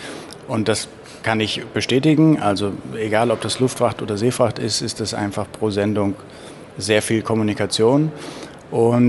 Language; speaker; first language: German; native; German